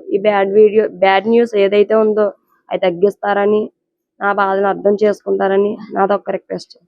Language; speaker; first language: Telugu; native; Telugu